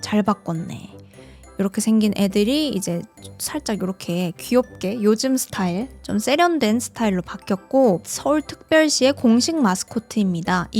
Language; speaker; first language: Korean; native; Korean